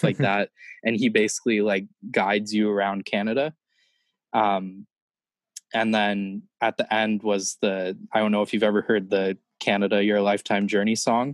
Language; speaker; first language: English; native; English